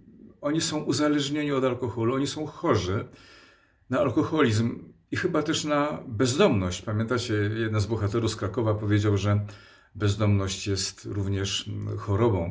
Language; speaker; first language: Polish; native; Polish